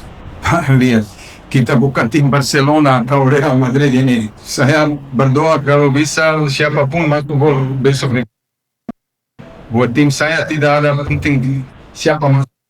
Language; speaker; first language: Indonesian; non-native, fluent; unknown